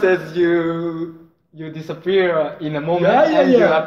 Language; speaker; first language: English; non-native, learner; Japanese